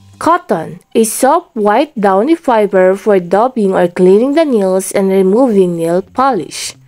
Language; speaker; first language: English; non-native, local second language; Filipino